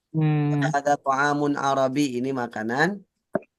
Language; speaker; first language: Arabic; non-native, fluent; Indonesian